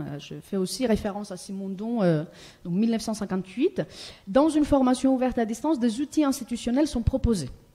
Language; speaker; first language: French; non-native, fluent; Greek